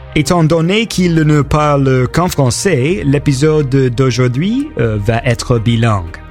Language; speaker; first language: French; non-native, learner; English